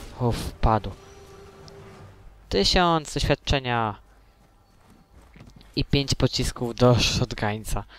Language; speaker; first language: Polish; native; Polish